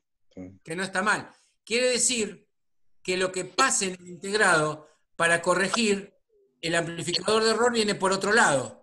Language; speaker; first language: Spanish; native; Spanish